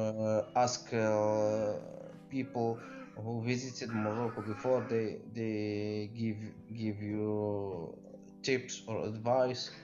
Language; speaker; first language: English; non-native, learner; Arabic